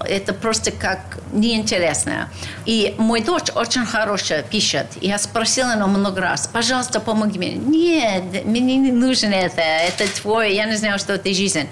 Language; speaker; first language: Russian; non-native, learner; English